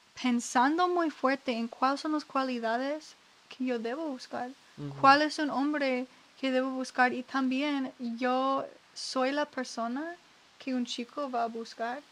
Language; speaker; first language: Spanish; non-native, learner; English